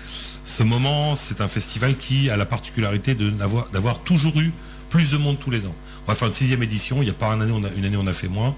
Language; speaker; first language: French; native; French